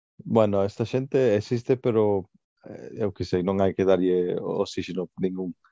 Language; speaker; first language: Galician; non-native, local second language; Spanish